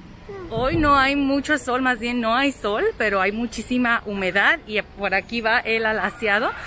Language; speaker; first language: Spanish; native; Spanish